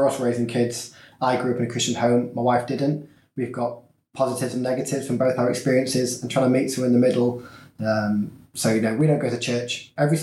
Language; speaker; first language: English; native; English